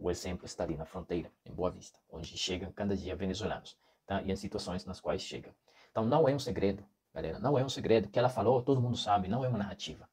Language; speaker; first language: Portuguese; non-native, fluent; Spanish